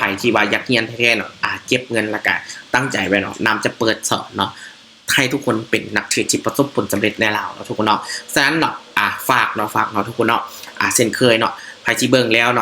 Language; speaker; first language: Thai; non-native, local second language; Northeastern Thai